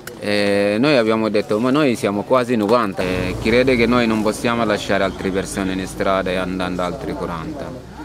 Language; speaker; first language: Italian; non-native, fluent; Arabic